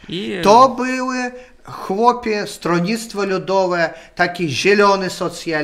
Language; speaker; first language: Polish; non-native, learner; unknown